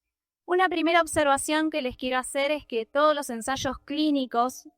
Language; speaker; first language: Spanish; native; Spanish